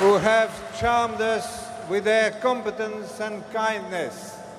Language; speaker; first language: English; non-native, fluent; Dutch